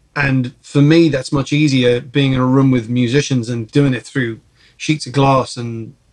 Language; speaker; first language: English; early bilingual, other home language; Czech